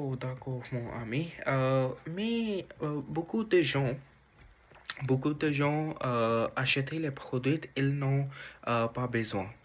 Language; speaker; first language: French; non-native, learner; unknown